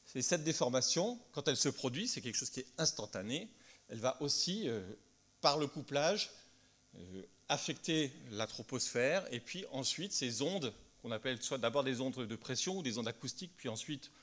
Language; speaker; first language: French; native; French